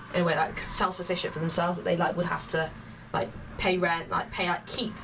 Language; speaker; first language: English; native; English